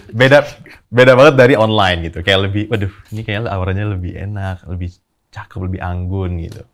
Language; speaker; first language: Indonesian; native; Indonesian